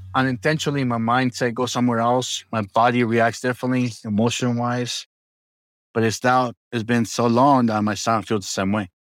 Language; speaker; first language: English; early bilingual, other home language; Spanish